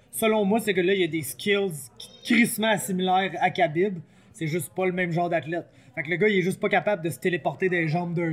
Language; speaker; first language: French; native; French